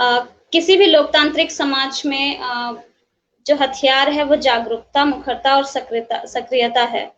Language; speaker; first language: Hindi; native; Hindi